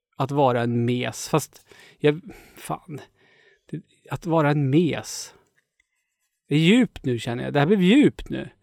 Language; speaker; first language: Swedish; native; Swedish